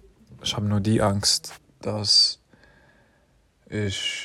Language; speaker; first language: German; non-native, learner; English